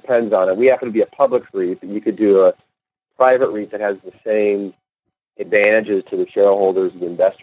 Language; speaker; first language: English; native; English